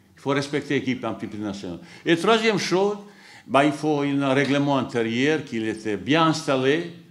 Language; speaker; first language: French; non-native, fluent; Bosnian